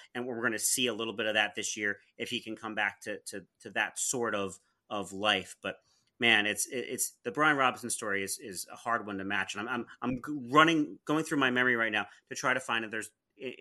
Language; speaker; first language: English; early bilingual, other home language; Italian